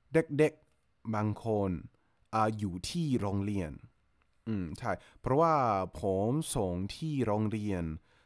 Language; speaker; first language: Thai; non-native, learner; English